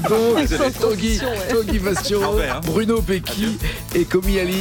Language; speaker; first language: French; native; French